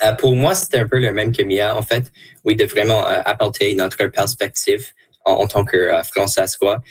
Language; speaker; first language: French; non-native, local second language; English